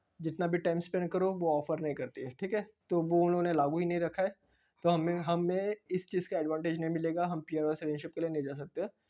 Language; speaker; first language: Hindi; non-native, local second language; Marathi